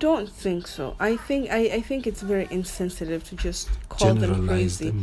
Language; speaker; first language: English; non-native, local second language; Swahili